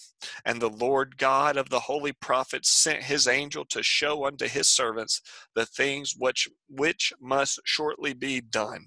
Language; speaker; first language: English; native; English